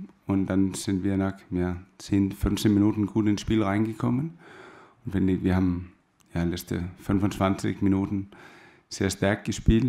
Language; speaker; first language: German; non-native, fluent; Danish